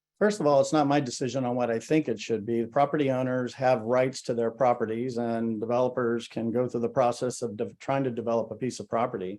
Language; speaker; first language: English; native; English